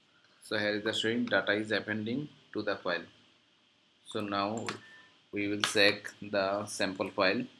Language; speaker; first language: English; non-native, learner; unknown